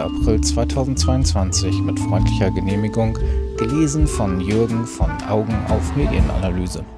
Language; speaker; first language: German; native; German